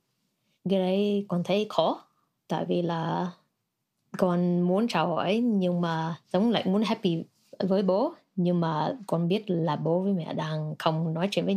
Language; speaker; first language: Vietnamese; early bilingual, heritage; Vietnamese